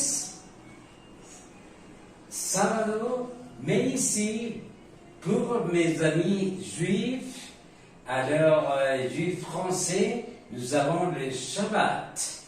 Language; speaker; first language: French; non-native, fluent; Spanish